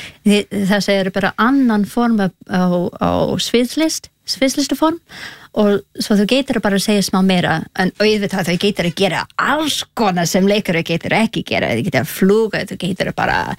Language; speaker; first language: Icelandic; non-native, learner; English